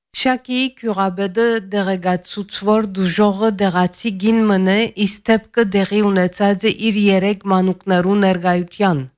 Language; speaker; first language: Armenian; early bilingual, heritage; Armenian